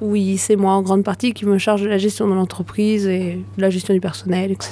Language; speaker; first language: French; native; French